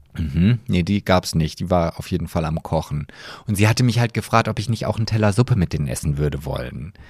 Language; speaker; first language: German; early bilingual, other home language; Polish